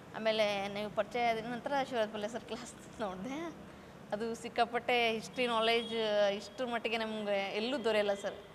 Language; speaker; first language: Kannada; non-native, local second language; Lambadi